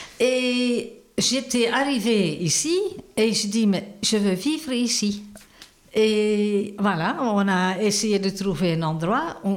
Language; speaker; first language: French; non-native, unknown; Dutch